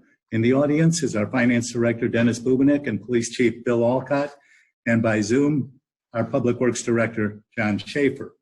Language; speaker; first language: English; native; English